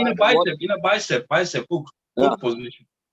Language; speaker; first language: English; non-native, fluent; Turkish